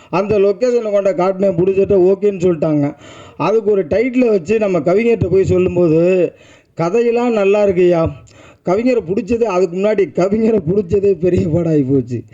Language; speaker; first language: Tamil; native; Tamil